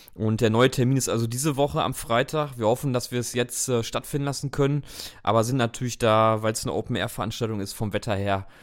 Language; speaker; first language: German; native; German